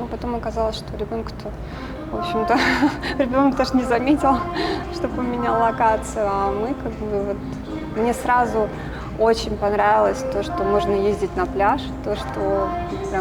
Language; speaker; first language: Russian; native; Russian